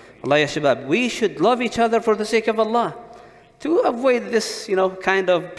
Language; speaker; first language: English; non-native, fluent; Arabic